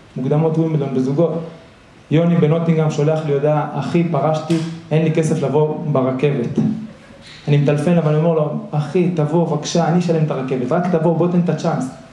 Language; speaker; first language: Hebrew; early bilingual, other home language; Spanish